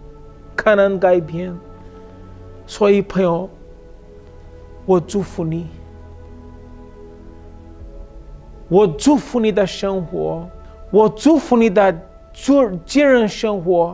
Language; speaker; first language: Chinese; non-native, fluent; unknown